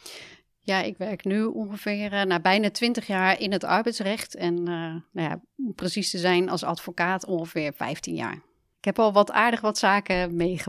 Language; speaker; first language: Dutch; native; Dutch